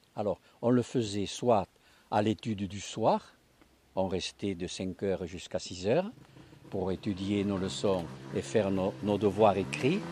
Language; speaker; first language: French; native; French